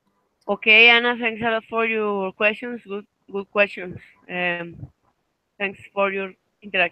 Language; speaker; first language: English; non-native, fluent; Spanish